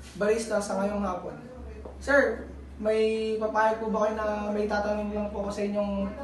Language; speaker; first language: Filipino; native; Filipino